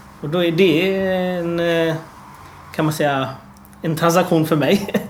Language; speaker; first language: Swedish; early bilingual, other home language; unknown